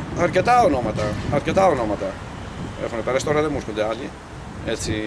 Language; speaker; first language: Greek; early bilingual, heritage; Greek